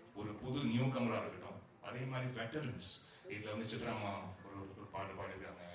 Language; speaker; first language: Tamil; native; Tamil